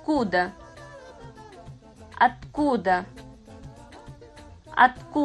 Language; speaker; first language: Russian; non-native, fluent; Kazakh